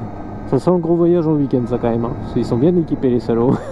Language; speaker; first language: French; native; French